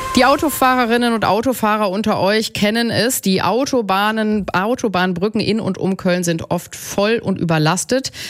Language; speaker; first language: German; native; German